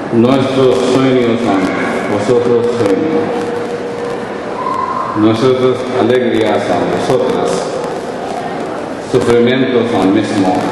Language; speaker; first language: Spanish; non-native, learner; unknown